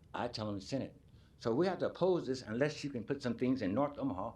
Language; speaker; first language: English; native; English